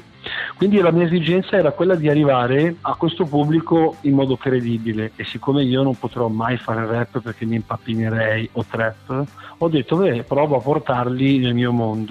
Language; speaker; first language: Italian; native; Italian